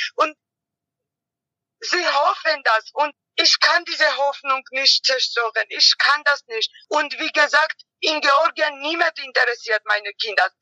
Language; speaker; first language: German; non-native, learner; Georgian